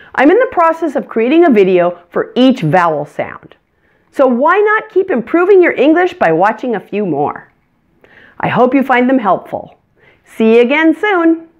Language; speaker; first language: English; native; English